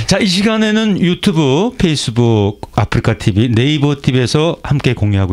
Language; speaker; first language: Korean; native; Korean